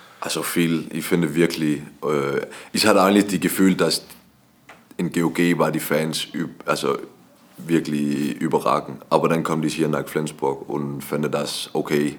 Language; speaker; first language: German; non-native, learner; Danish